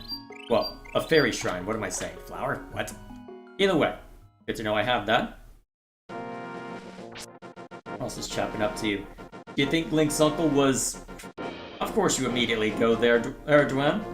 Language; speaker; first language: English; native; English